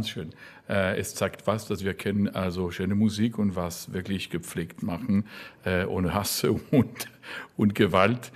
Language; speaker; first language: German; non-native, fluent; French